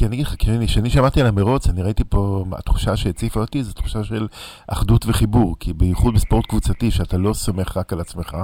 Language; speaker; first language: Hebrew; native; Hebrew